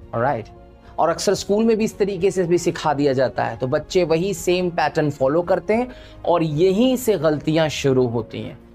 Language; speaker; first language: Hindi; native; Hindi